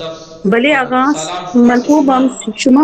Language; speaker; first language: Persian; non-native, learner; Urdu